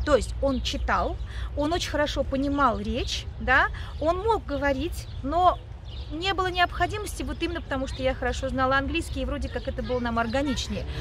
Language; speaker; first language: Russian; native; Russian